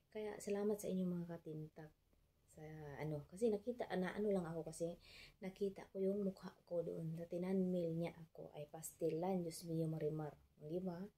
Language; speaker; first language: Filipino; non-native, local second language; Cebuano